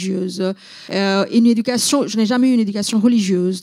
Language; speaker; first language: French; non-native, fluent; Bangla